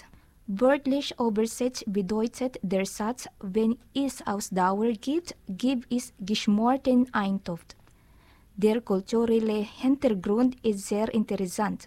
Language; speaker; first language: German; non-native, learner; Filipino